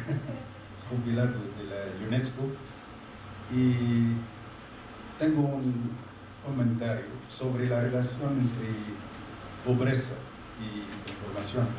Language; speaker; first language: Spanish; non-native, fluent; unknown